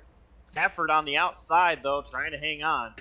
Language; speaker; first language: English; native; English